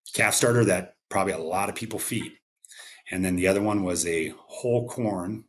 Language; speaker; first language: English; native; English